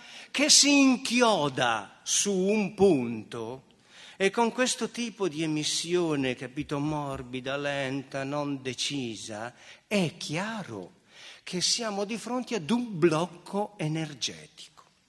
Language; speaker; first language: Italian; native; Italian